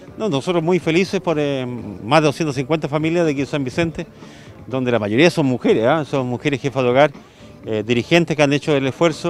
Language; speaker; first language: Spanish; native; Spanish